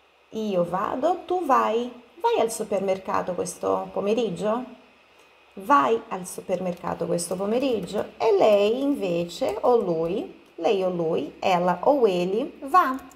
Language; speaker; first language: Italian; non-native, fluent; Portuguese